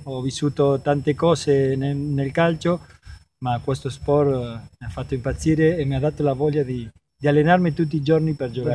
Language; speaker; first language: Italian; non-native, fluent; Spanish